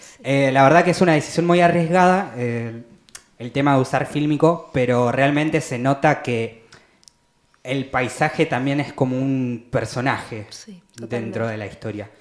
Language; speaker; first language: Spanish; native; Spanish